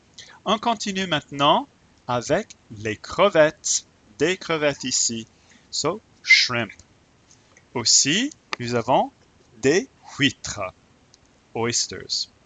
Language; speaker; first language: French; non-native, fluent; English